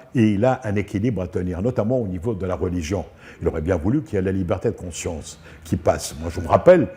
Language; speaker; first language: French; non-native, local second language; Arabic